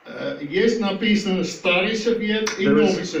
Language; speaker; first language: Russian; non-native, learner; Dutch